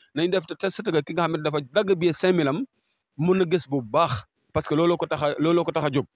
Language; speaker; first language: French; non-native, local second language; Wolof